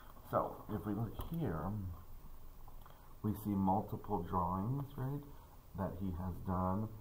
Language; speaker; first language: English; native; English